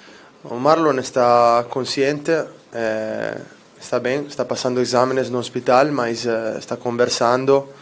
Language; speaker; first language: Portuguese; non-native, fluent; Italian